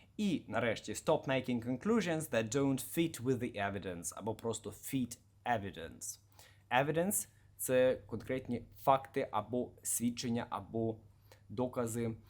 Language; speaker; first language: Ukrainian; native; Ukrainian